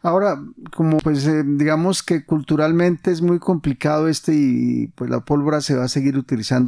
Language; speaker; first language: Spanish; native; Spanish